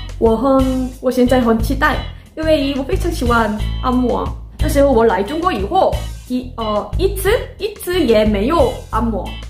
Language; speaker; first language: Chinese; non-native, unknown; Korean